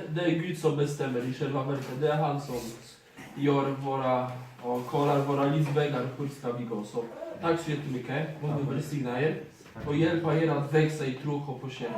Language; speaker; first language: Swedish; non-native, fluent; Polish